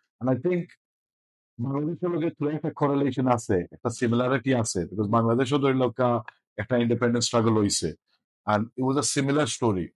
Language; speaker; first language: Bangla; early bilingual, heritage; Bangla